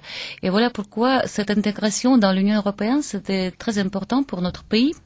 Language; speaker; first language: French; non-native, learner; Latvian